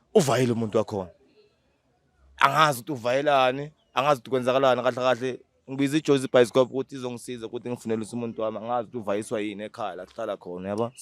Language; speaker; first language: Zulu; native; Zulu